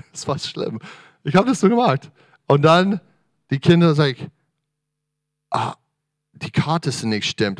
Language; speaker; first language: German; non-native, fluent; English